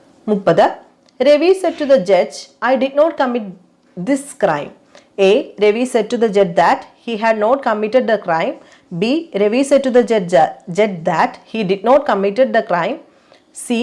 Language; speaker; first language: English; non-native, local second language; Malayalam